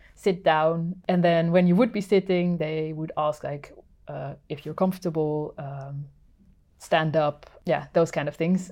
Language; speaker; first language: English; non-native, fluent; Dutch